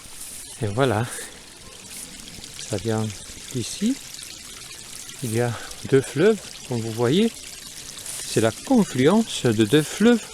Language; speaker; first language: French; non-native, fluent; Spanish